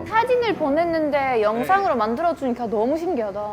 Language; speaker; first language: Korean; non-native, fluent; Polish